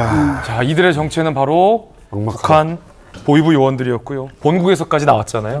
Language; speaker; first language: Korean; native; Korean